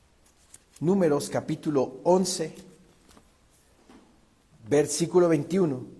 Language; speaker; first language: Spanish; native; Spanish